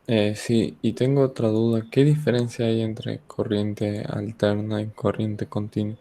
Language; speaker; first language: Spanish; native; Spanish